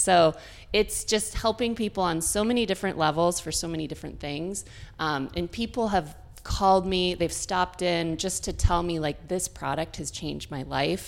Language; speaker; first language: English; native; English